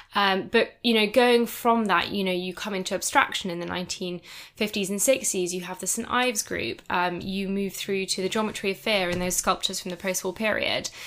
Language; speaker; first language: English; native; English